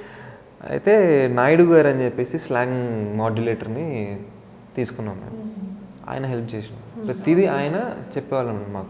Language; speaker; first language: Telugu; native; Telugu